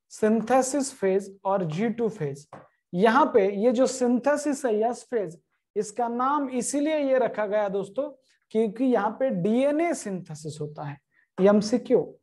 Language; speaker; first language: Hindi; non-native, local second language; Marathi